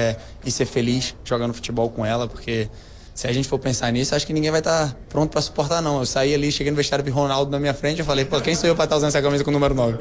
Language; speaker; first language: Portuguese; native; Portuguese